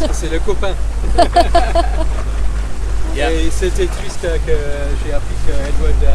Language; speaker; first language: French; non-native, fluent; English